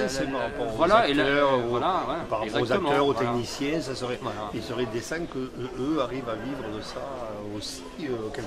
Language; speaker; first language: French; native; French